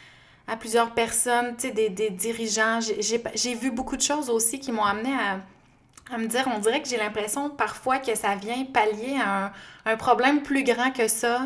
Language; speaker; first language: French; native; French